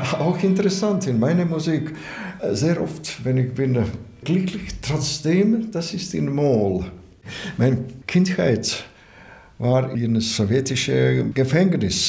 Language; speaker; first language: German; non-native, learner; Latvian